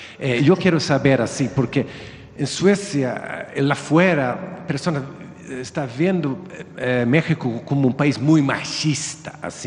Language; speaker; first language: Spanish; non-native, learner; Swedish